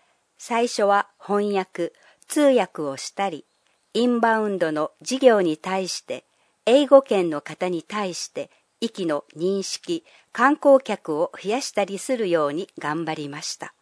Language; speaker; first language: Japanese; non-native, fluent; English